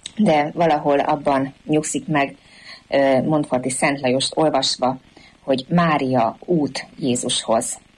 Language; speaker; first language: Hungarian; native; Hungarian